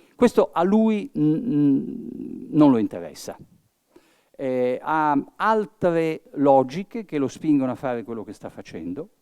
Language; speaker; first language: Italian; early bilingual, heritage; Italian